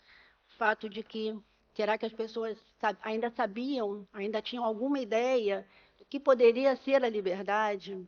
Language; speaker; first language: Portuguese; native; Portuguese